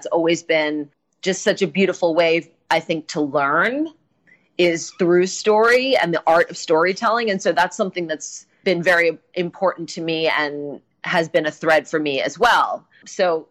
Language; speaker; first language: English; native; English